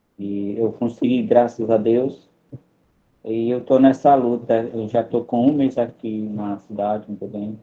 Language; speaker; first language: Portuguese; non-native, local second language; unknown